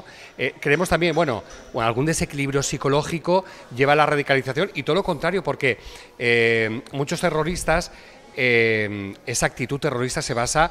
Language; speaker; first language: Spanish; non-native, local second language; Catalan